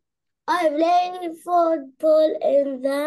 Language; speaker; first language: English; non-native, learner; Arabic